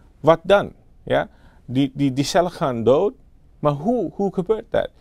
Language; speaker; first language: Dutch; non-native, fluent; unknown